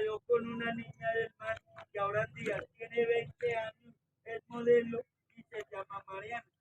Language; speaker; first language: Spanish; native; Spanish